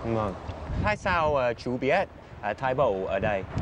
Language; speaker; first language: Vietnamese; non-native, learner; English